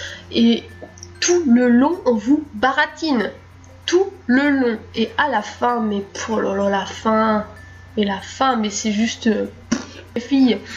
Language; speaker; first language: French; native; French